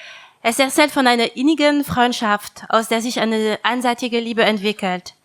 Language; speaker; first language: German; native; German